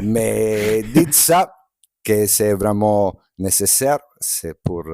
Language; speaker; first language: French; non-native, fluent; Italian